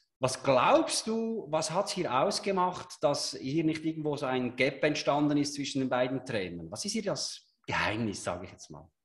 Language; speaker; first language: German; native; German